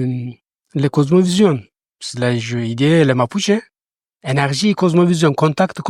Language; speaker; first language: French; non-native, learner; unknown